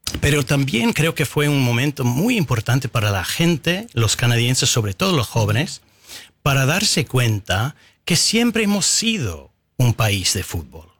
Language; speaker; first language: Spanish; non-native, fluent; English